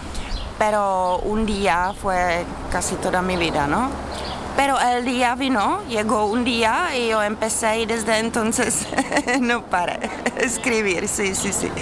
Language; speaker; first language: Spanish; non-native, fluent; Czech